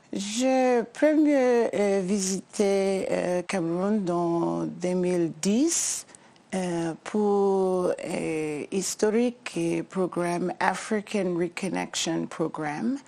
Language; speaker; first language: French; non-native, learner; English